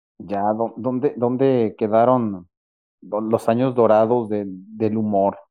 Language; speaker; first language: Spanish; native; Spanish